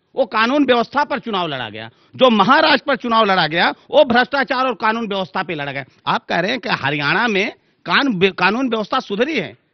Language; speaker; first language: Hindi; native; Hindi